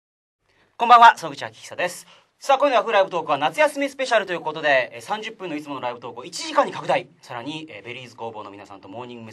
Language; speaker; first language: Japanese; native; Japanese